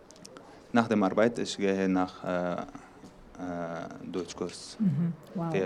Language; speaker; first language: German; non-native, learner; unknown